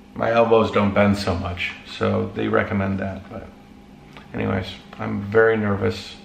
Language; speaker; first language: English; native; English